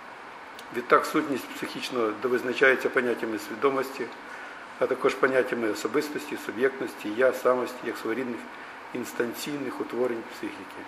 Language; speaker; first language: Ukrainian; native; Ukrainian